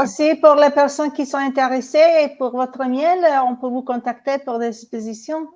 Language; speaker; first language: French; non-native, learner; Italian